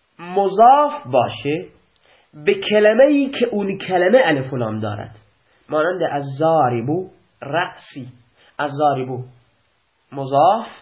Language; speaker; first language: Persian; non-native, local second language; Baluchi